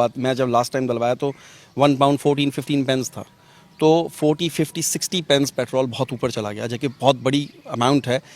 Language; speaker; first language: Urdu; non-native, local second language; Punjabi